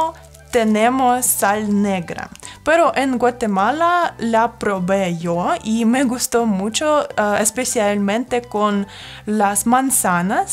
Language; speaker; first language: Spanish; non-native, fluent; Russian